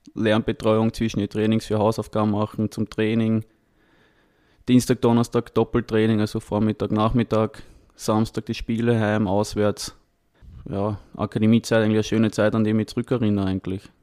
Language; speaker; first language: German; native; German